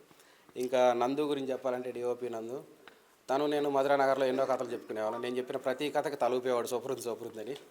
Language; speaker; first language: Telugu; native; Telugu